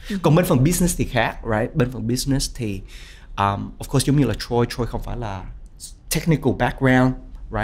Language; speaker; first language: Vietnamese; early bilingual, heritage; Vietnamese